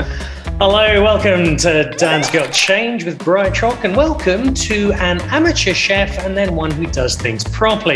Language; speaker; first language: English; native; English